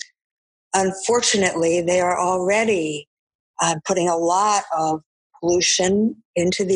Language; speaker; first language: English; native; English